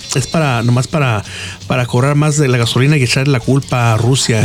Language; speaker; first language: Spanish; early bilingual, other home language; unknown